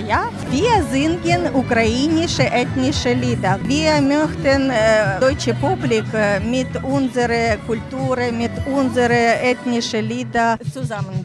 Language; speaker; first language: German; non-native, learner; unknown